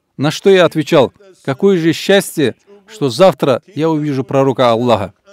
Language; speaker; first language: Russian; non-native, local second language; Avaric